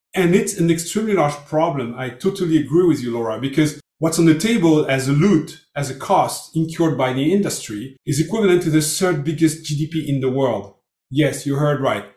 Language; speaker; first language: English; non-native, fluent; French